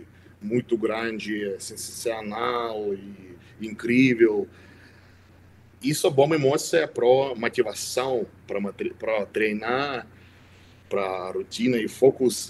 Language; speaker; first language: Portuguese; non-native, learner; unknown